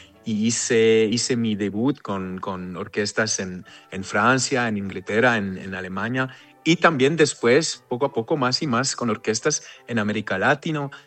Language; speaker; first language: Spanish; non-native, fluent; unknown